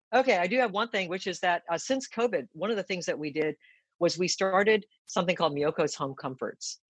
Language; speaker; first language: English; early bilingual, other home language; Japanese